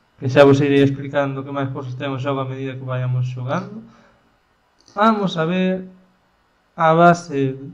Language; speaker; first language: Galician; non-native, local second language; Spanish